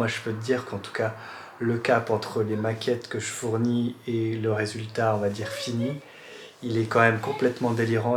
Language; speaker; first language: French; native; French